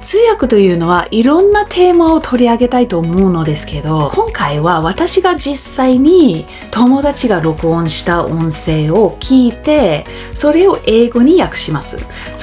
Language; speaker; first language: Japanese; non-native, fluent; English